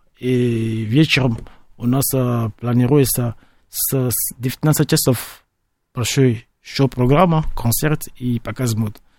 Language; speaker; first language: Russian; non-native, fluent; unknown